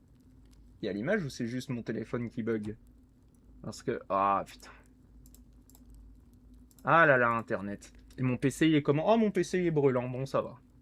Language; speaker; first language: French; native; French